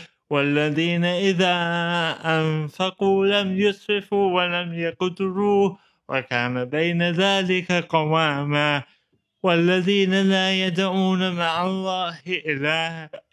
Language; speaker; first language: Arabic; non-native, fluent; English